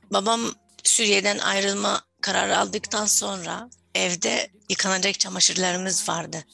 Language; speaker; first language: Turkish; non-native, fluent; Arabic